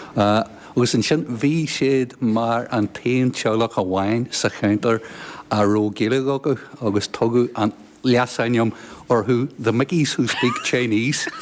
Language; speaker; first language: Irish; native; Irish